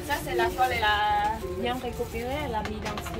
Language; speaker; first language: French; non-native, learner; Khmer